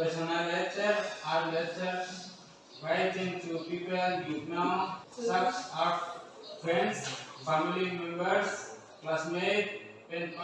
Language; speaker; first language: English; non-native, learner; Indonesian